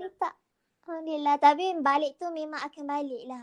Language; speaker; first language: Malay; native; Malay